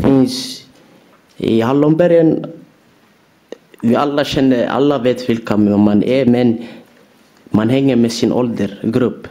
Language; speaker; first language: Swedish; early bilingual, other home language; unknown